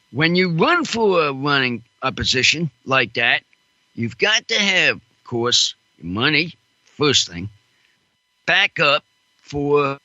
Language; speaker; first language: English; non-native, fluent; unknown